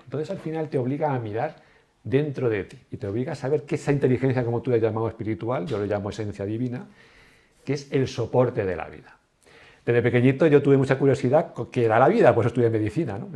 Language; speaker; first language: Spanish; native; Spanish